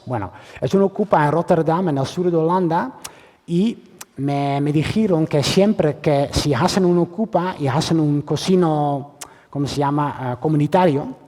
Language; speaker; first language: Spanish; non-native, fluent; Dutch